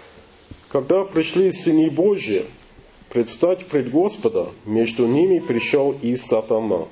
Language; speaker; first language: Russian; non-native, learner; English